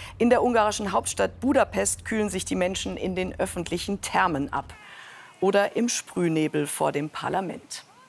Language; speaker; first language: German; native; German